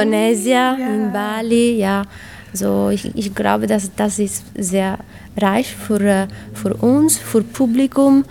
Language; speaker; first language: German; non-native, learner; Italian